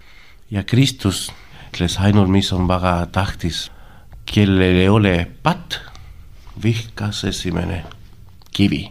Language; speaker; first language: Estonian; non-native, learner; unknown